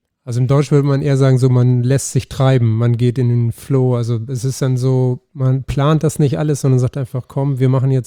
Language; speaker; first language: German; native; German